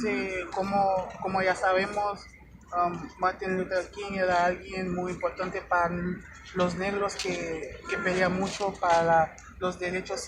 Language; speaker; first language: Spanish; non-native, fluent; Haitian Creole